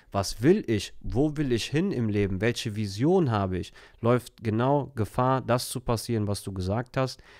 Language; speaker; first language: German; early bilingual, other home language; Turkish